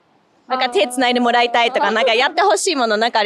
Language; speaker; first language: Japanese; non-native, fluent; English